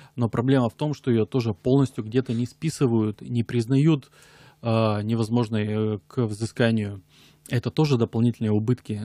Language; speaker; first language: Russian; native; Russian